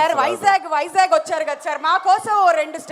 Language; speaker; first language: Telugu; native; Telugu